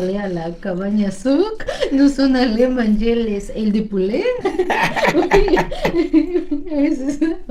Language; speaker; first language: French; non-native, learner; Spanish